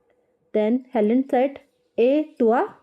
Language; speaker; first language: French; non-native, learner; Hindi